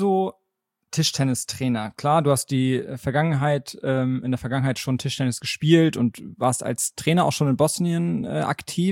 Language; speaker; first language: German; native; German